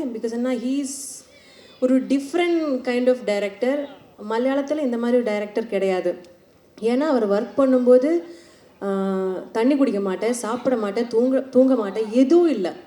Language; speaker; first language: Tamil; non-native, learner; Malayalam